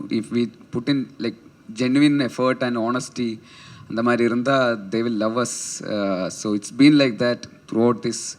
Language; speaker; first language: Tamil; non-native, learner; Malayalam